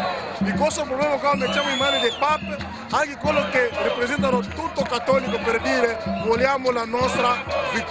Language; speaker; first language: Italian; non-native, learner; Lingala